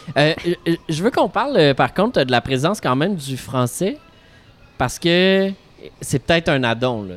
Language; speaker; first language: French; native; French